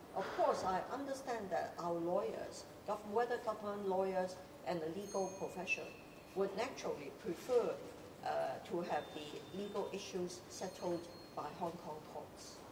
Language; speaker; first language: English; non-native, local second language; Cantonese